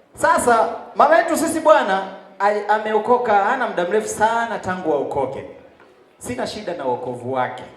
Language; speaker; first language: Swahili; native; Swahili